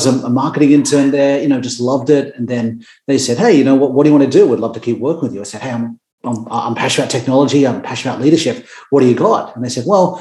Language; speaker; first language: English; native; English